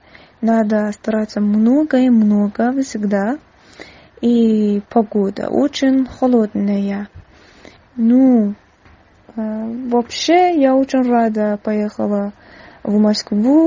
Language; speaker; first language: Russian; non-native, learner; Persian